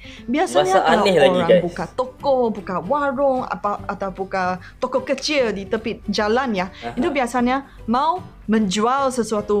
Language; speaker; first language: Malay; non-native, local second language; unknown